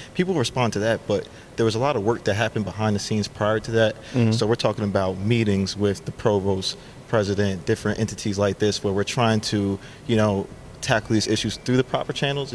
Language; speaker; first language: English; native; English